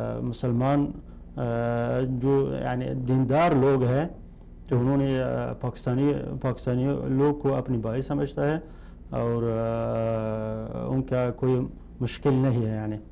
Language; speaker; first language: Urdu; non-native, fluent; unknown